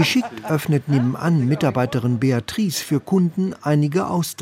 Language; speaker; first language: German; native; German